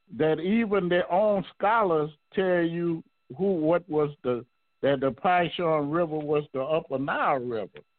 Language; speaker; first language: English; native; English